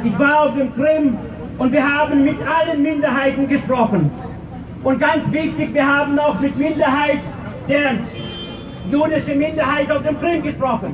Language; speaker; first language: German; non-native, fluent; Russian